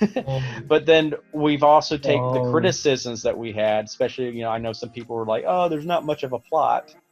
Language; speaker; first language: English; native; English